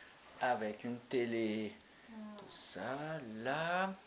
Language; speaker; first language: French; native; French